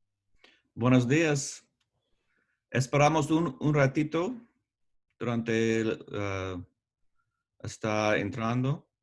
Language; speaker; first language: Spanish; non-native, learner; English